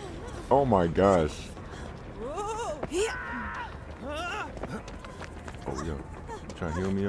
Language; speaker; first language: English; native; English